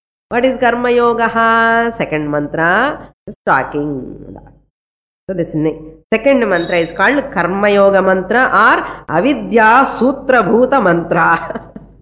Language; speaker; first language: English; non-native, local second language; Tamil